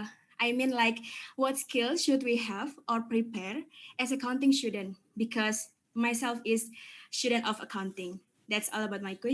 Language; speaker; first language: English; non-native, learner; Indonesian